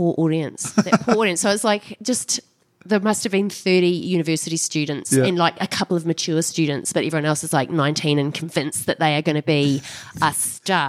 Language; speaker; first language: English; native; English